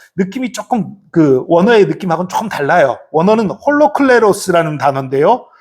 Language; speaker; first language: Korean; native; Korean